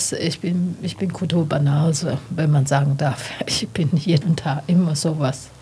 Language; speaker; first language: German; non-native, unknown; Chinese